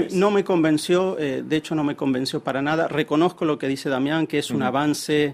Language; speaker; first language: Spanish; native; Spanish